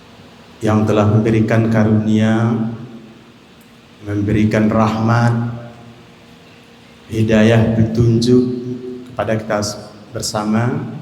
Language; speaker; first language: Indonesian; native; Indonesian